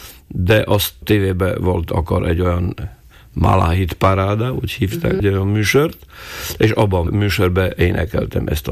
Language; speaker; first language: Hungarian; non-native, local second language; Slovak